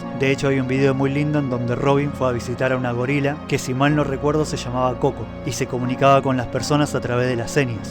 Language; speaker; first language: Spanish; native; Spanish